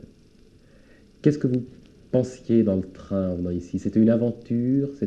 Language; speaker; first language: French; native; French